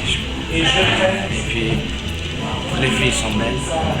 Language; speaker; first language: French; non-native, learner; Turkish